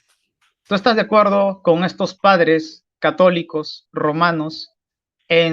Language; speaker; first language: Spanish; native; Spanish